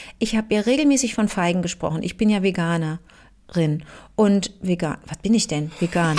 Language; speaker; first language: German; native; German